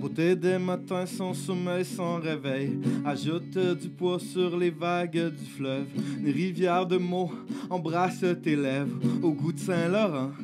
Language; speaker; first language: French; native; French